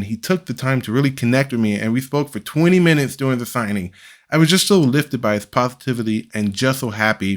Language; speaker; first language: English; native; English